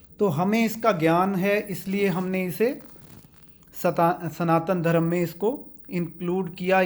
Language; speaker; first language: Hindi; native; Hindi